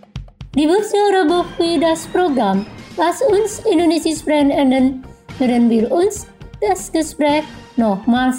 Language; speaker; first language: German; non-native, fluent; Indonesian